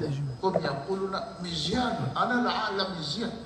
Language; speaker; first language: Arabic; non-native, learner; Indonesian